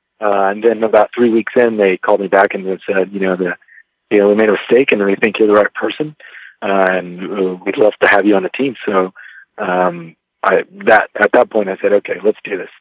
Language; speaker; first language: English; early bilingual, other home language; Spanish